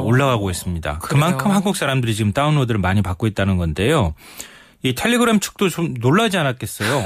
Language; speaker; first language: Korean; native; Korean